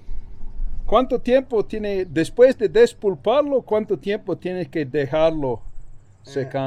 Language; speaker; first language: Spanish; non-native, fluent; English